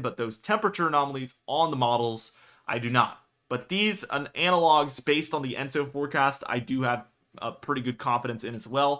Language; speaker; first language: English; native; English